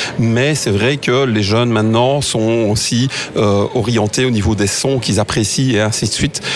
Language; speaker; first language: French; native; French